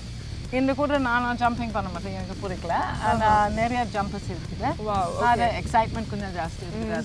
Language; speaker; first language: Tamil; non-native, learner; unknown